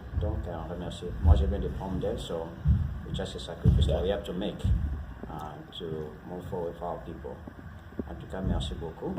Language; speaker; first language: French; non-native, local second language; Lingala